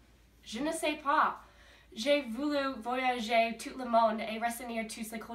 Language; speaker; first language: French; non-native, learner; English